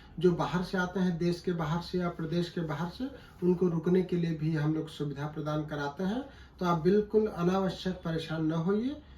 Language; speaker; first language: Hindi; native; Hindi